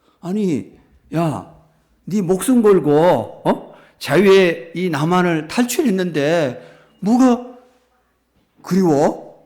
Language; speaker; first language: Korean; native; Korean